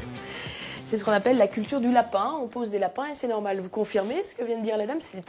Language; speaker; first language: French; native; French